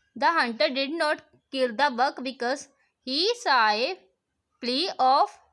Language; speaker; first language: English; non-native, local second language; Punjabi